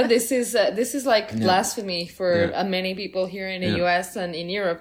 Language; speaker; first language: English; non-native, fluent; Portuguese